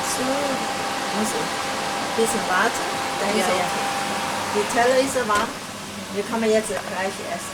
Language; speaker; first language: German; non-native, learner; Mongolian